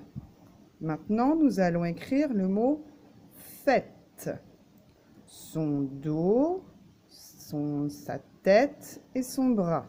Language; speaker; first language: French; native; French